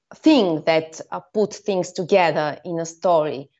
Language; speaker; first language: English; non-native, fluent; Bulgarian